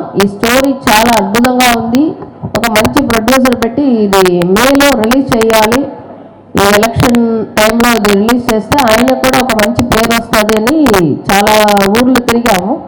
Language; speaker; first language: Telugu; native; Telugu